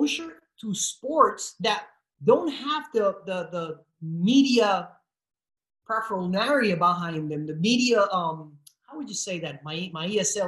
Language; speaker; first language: English; non-native, fluent; Spanish